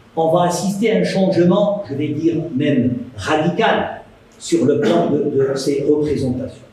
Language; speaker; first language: French; non-native, local second language; Arabic